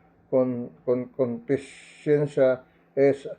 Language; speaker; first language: Spanish; non-native, learner; Filipino